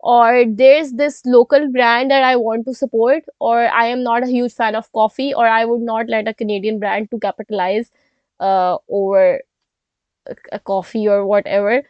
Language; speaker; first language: English; non-native, local second language; Urdu